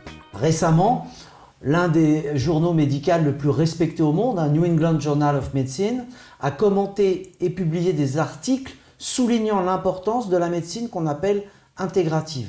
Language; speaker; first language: French; native; French